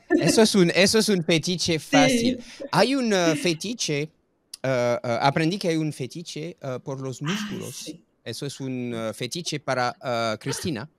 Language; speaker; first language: Spanish; non-native, fluent; English